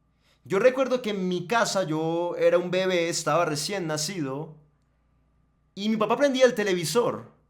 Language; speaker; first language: Spanish; native; Spanish